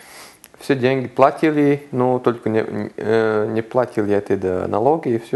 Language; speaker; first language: Russian; non-native, local second language; Lithuanian